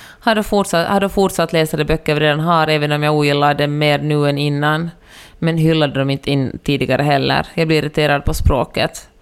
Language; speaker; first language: Swedish; native; Swedish